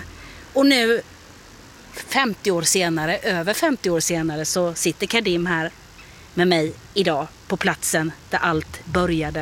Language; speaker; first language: Swedish; native; Swedish